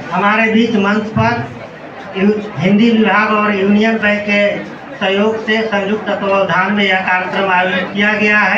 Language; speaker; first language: Hindi; native; Hindi